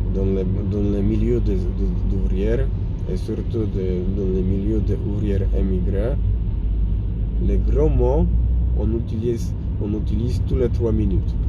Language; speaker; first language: French; non-native, fluent; Polish